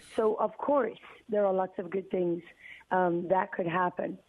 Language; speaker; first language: English; native; English